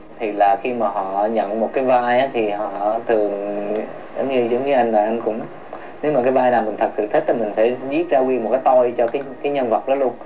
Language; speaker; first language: Vietnamese; early bilingual, heritage; Vietnamese